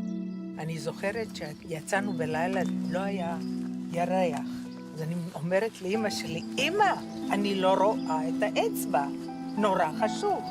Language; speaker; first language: Hebrew; early bilingual, other home language; Croatian